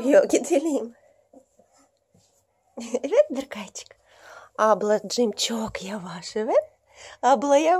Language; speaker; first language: Turkish; non-native, learner; Russian